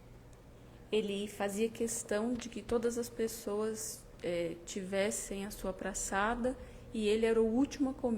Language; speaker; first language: Portuguese; native; Portuguese